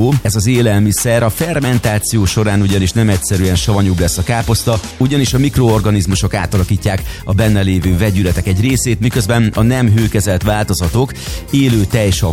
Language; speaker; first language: Hungarian; native; Hungarian